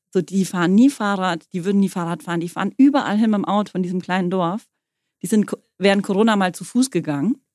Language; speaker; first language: German; native; German